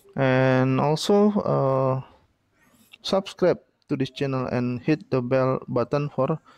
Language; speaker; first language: English; non-native, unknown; Indonesian